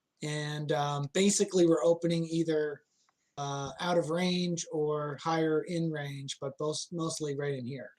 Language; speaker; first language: English; native; English